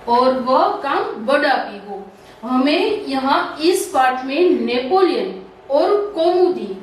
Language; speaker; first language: Hindi; non-native, local second language; Gujarati